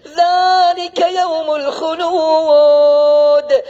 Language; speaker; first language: Turkish; non-native, fluent; Arabic